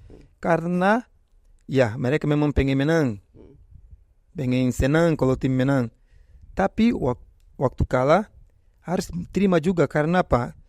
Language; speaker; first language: Indonesian; non-native, fluent; Portuguese